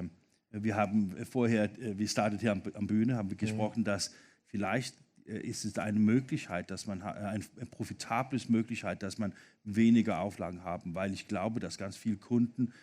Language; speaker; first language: German; non-native, fluent; Danish